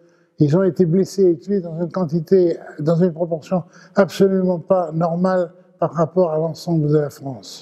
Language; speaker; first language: French; early bilingual, other home language; Ladino